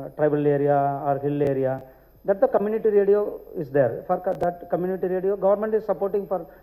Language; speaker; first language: English; non-native, local second language; Tamil